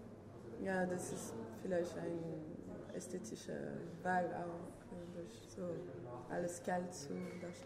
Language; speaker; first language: German; non-native, fluent; French